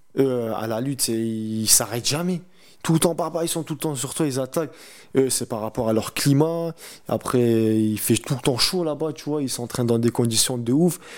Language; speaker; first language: French; early bilingual, other home language; Chechen